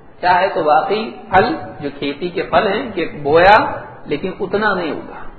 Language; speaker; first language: Urdu; native; Urdu